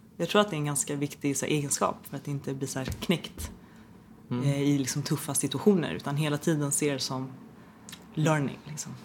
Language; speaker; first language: Swedish; early bilingual, other home language; Persian